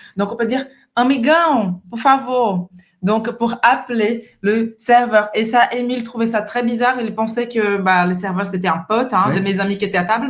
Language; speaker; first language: French; non-native, fluent; Portuguese